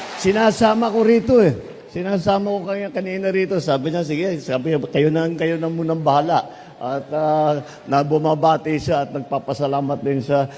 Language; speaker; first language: Filipino; native; Filipino